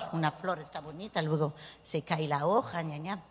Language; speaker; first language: Spanish; early bilingual, heritage; Spanish